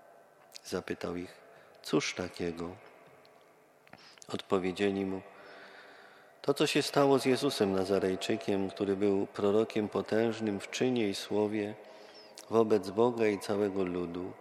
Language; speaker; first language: Polish; native; Polish